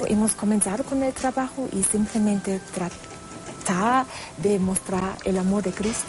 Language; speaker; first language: Spanish; non-native, fluent; German